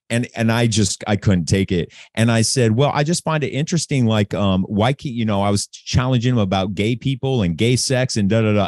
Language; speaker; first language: English; native; English